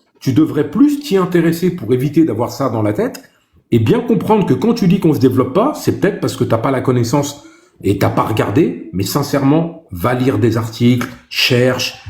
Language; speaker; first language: French; early bilingual, other home language; Arabic